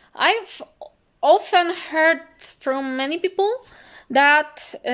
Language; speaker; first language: English; non-native, fluent; Polish